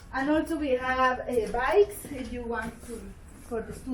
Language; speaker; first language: English; non-native, learner; Spanish